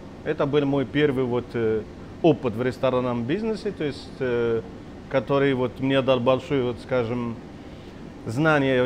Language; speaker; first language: Russian; non-native, fluent; Arabic